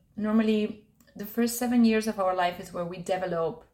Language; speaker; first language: English; non-native, fluent; Spanish